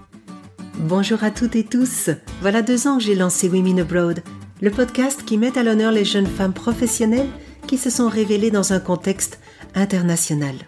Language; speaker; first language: French; native; French